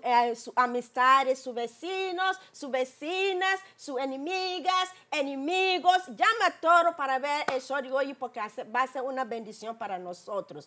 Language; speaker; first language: Spanish; non-native, learner; English